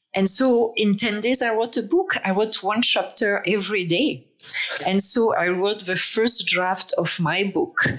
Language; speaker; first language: English; non-native, fluent; French